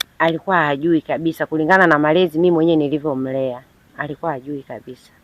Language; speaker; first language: Swahili; native; Swahili